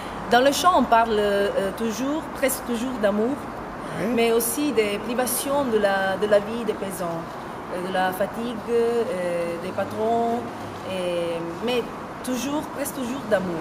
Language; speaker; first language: French; non-native, fluent; Italian